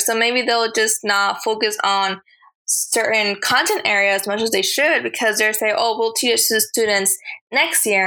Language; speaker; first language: English; early bilingual, other home language; Spanish